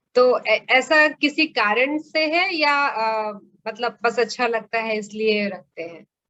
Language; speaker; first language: Hindi; native; Hindi